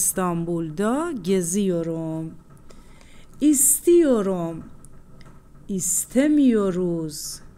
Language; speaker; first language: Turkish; non-native, fluent; Persian